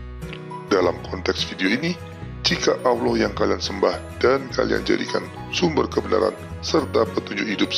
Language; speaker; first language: Indonesian; native; Indonesian